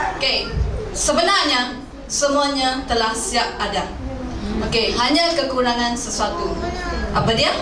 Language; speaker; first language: Malay; non-native, local second language; Chinese